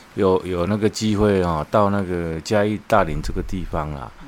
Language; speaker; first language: Chinese; native; Chinese